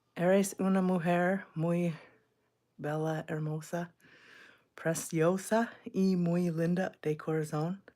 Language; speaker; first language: Spanish; non-native, learner; English